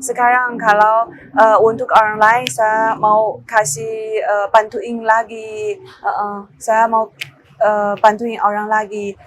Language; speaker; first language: Indonesian; non-native, learner; Chinese